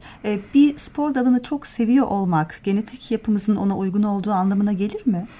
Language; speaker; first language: Turkish; native; Turkish